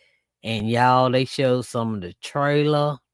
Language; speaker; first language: English; native; English